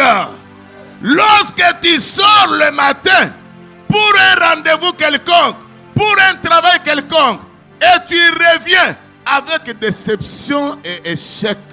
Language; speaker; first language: French; non-native, local second language; Lingala